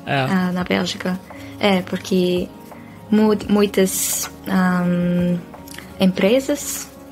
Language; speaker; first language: Portuguese; non-native, fluent; Dutch